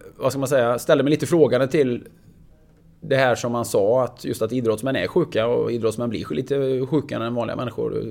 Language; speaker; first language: Swedish; native; Swedish